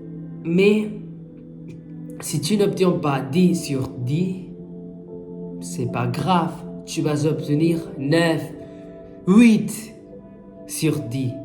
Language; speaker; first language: French; non-native, fluent; Spanish